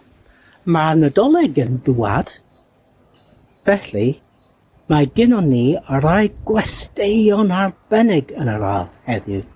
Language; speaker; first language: Welsh; non-native, learner; English